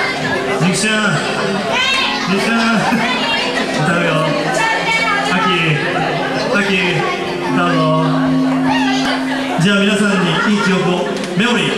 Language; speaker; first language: Japanese; native; Japanese